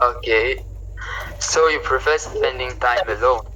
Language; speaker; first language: English; non-native, local second language; French